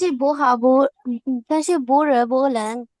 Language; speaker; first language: Chinese; non-native, learner; Urdu